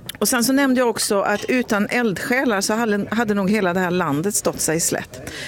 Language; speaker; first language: Swedish; native; Swedish